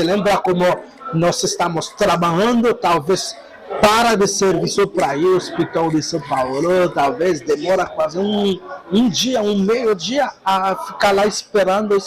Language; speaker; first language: Portuguese; non-native, local second language; Haitian Creole